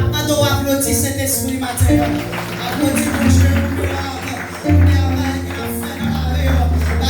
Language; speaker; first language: French; non-native, local second language; Haitian Creole